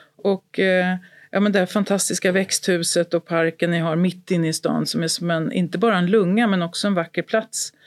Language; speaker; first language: Swedish; native; Swedish